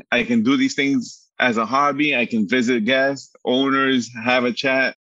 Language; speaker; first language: English; early bilingual, other home language; Spanish